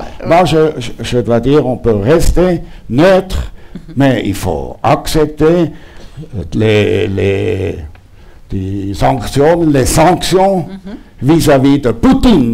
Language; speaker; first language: French; non-native, local second language; German